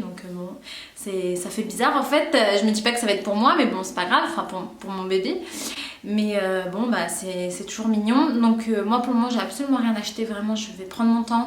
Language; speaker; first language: French; native; French